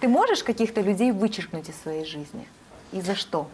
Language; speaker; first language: Russian; native; Russian